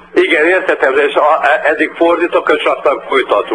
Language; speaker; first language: Hungarian; early bilingual, heritage; Portuguese